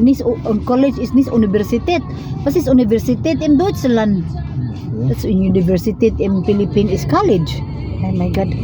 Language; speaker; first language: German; non-native, learner; Cebuano